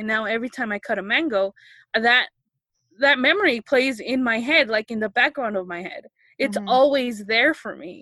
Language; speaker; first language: English; native; English